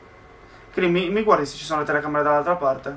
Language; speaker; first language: Italian; native; Italian